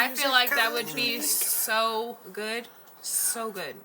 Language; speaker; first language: English; native; English